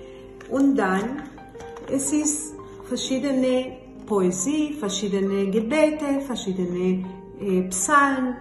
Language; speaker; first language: German; non-native, fluent; Hebrew